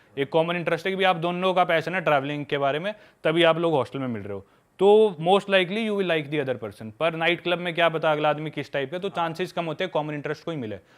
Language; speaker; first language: Hindi; non-native, local second language; Punjabi